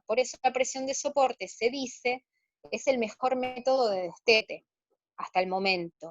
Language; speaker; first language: Spanish; native; Spanish